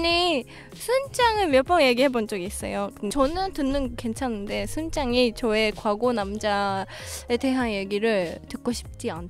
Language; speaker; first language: Korean; non-native, fluent; Japanese